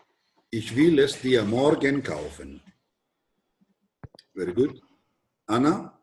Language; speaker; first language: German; non-native, fluent; Greek